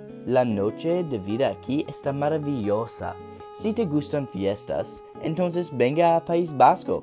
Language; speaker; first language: Spanish; non-native, learner; English